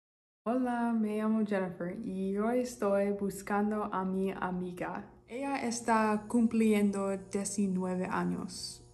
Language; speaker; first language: Spanish; non-native, learner; English